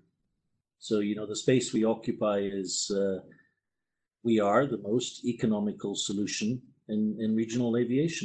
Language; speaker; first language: English; native; English